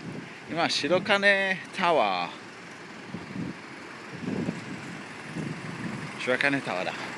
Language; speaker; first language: Japanese; non-native, learner; English